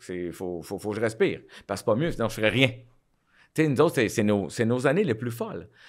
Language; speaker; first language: French; native; French